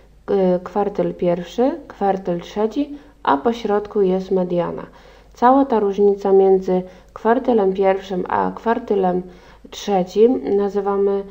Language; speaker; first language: Polish; native; Polish